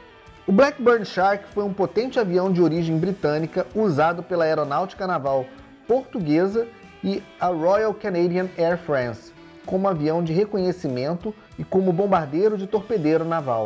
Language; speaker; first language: Portuguese; native; Portuguese